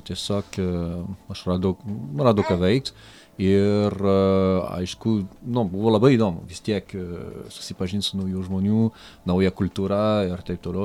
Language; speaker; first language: Lithuanian; non-native, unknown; French